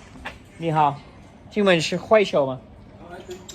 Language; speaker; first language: Chinese; non-native, learner; English